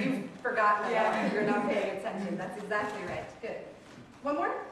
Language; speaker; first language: English; native; English